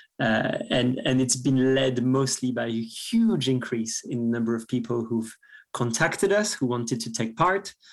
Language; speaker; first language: English; non-native, fluent; French